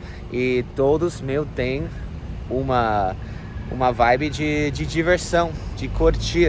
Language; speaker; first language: Portuguese; non-native, fluent; English